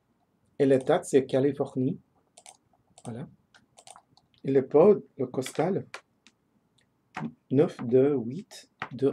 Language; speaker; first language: French; non-native, fluent; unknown